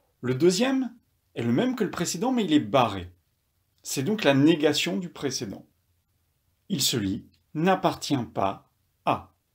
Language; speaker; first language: French; native; French